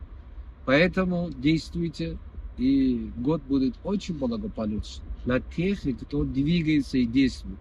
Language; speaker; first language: Russian; non-native, fluent; Persian